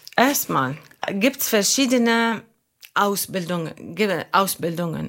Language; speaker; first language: German; non-native, learner; Arabic